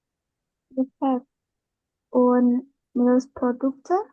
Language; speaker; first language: German; non-native, learner; Indonesian